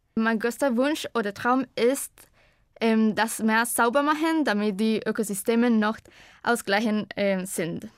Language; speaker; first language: German; non-native, fluent; Spanish